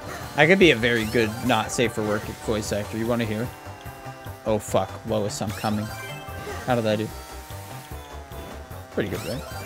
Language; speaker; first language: English; native; English